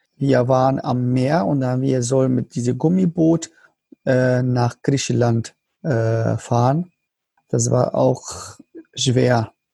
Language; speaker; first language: German; non-native, learner; Arabic